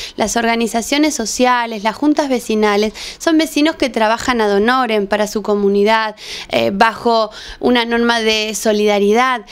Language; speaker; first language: Spanish; native; Spanish